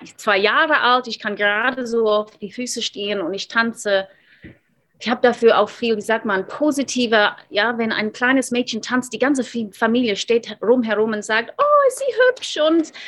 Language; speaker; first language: German; non-native, fluent; English